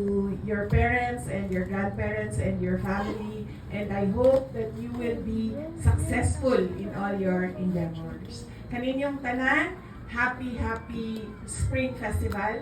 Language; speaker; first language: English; non-native, local second language; Cebuano